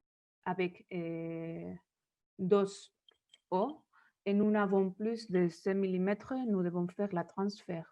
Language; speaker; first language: French; non-native, learner; Spanish